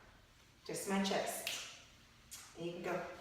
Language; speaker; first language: English; native; English